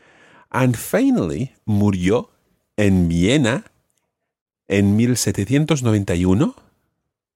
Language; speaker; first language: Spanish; non-native, fluent; English